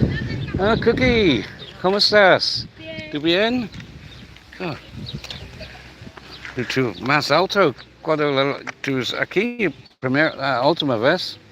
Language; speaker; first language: Spanish; non-native, learner; English